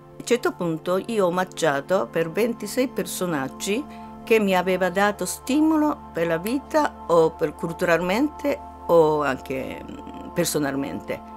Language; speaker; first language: Italian; non-native, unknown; Japanese